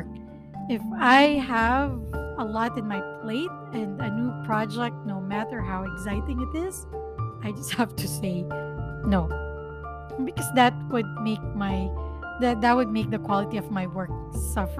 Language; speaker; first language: English; non-native, local second language; Filipino